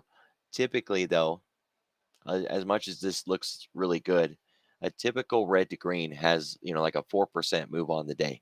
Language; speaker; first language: English; native; English